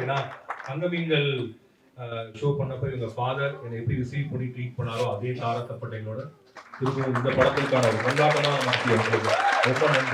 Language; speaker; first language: Tamil; native; Tamil